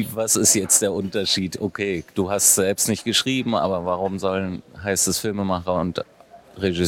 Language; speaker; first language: German; native; German